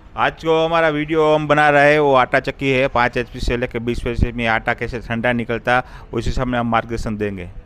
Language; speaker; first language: Hindi; non-native, local second language; Gujarati